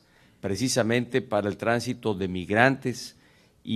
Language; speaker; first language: Spanish; native; Spanish